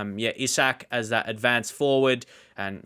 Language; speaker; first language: English; native; English